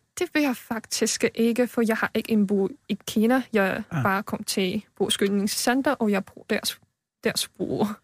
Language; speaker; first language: Danish; non-native, learner; Chinese